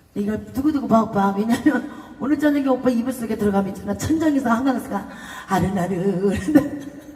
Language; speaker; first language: Korean; native; Korean